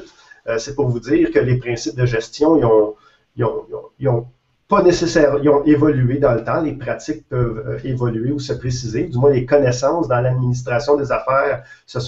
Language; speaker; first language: French; native; French